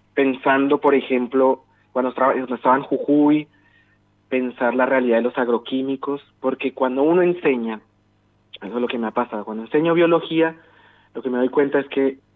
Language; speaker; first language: Spanish; native; Spanish